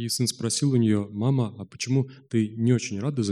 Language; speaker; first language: Russian; native; Russian